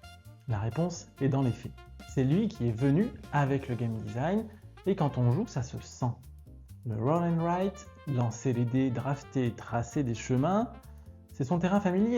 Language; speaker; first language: French; native; French